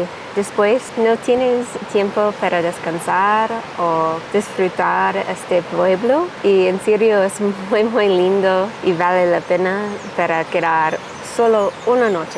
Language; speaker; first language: Spanish; non-native, fluent; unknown